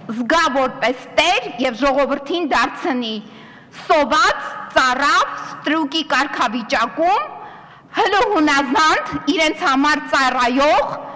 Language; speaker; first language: Armenian; native; Armenian